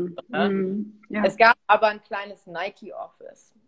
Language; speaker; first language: German; early bilingual, other home language; Polish